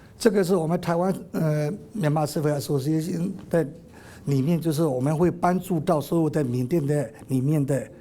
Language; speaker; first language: Chinese; non-native, fluent; Burmese